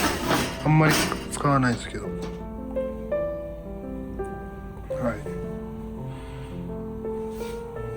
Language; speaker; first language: Japanese; native; Japanese